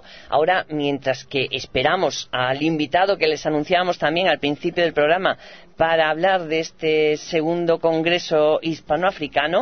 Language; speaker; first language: Spanish; native; Spanish